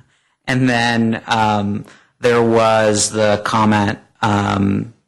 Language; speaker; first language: English; native; English